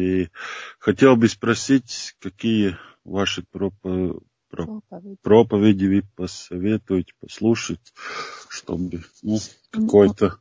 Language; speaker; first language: Russian; non-native, fluent; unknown